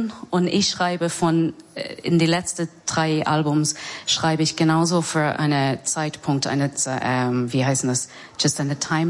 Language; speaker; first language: German; non-native, fluent; English